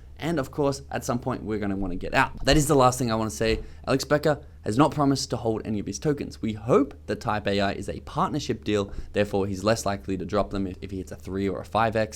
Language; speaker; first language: English; native; English